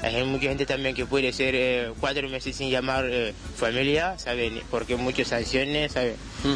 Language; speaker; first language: Spanish; non-native, learner; Wolof